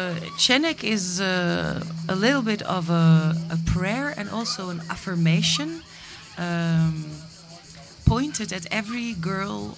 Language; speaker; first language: English; non-native, fluent; Dutch